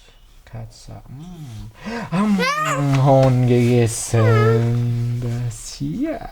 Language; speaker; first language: German; non-native, learner; Arabic